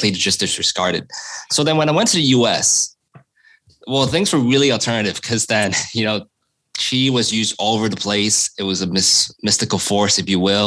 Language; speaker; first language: English; non-native, local second language; Cantonese